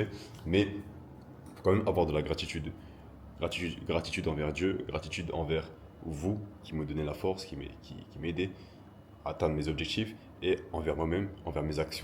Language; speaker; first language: French; native; French